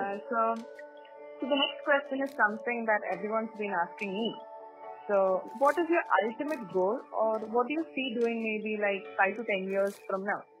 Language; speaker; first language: English; non-native, local second language; Malayalam